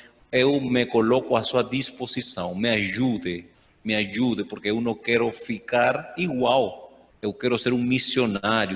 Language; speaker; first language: Portuguese; non-native, fluent; Spanish